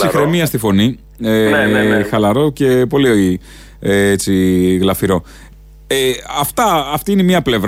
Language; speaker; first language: Greek; native; Greek